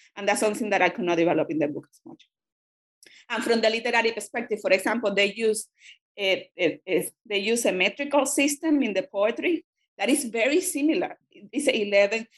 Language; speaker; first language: English; non-native, fluent; Spanish